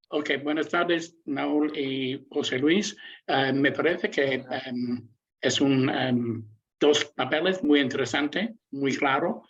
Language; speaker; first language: Spanish; non-native, learner; English